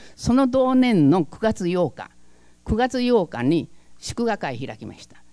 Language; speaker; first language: Japanese; early bilingual, other home language; Chinese